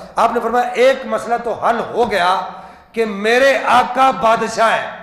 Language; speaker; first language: Urdu; non-native, local second language; Punjabi